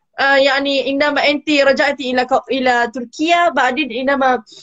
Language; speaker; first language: Arabic; non-native, learner; Malay